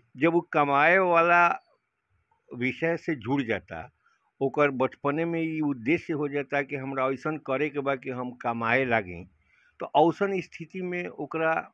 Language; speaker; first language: Hindi; native; Hindi